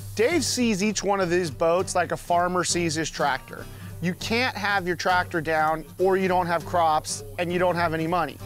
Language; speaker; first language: English; native; English